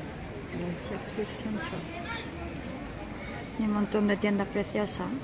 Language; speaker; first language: Spanish; native; Spanish